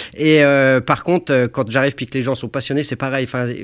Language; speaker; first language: French; native; French